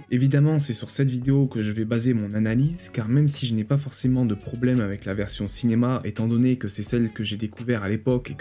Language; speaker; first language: French; native; French